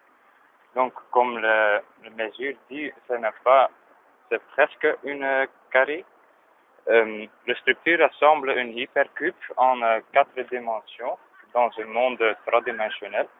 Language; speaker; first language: French; non-native, learner; Dutch